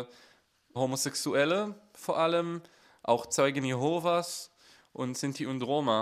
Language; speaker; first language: German; non-native, fluent; Hebrew